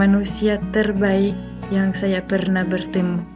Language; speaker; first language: Indonesian; non-native, fluent; French